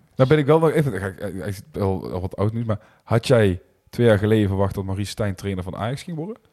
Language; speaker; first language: Dutch; native; Dutch